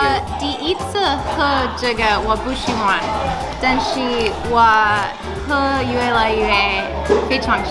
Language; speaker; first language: Chinese; non-native, learner; English